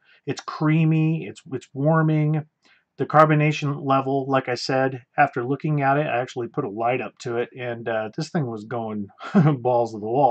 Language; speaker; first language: English; native; English